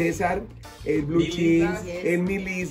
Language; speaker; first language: Spanish; native; Spanish